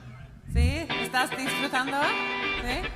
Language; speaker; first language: Spanish; non-native, learner; Swedish